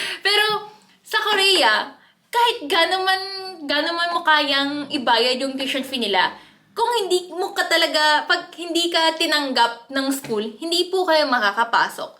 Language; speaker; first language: Filipino; early bilingual, other home language; Korean